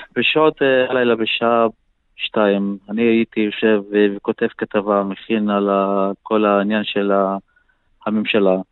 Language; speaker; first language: Hebrew; non-native, local second language; Arabic